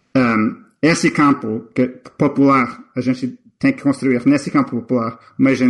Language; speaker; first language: Portuguese; non-native, fluent; English